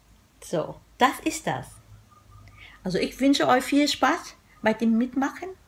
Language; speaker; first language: German; non-native, learner; Vietnamese